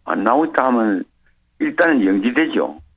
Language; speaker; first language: Korean; native; Korean